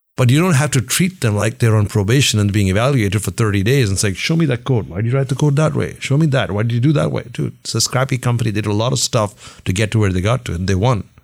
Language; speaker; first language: English; non-native, local second language; Hindi